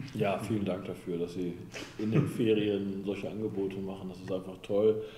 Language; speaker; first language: German; native; German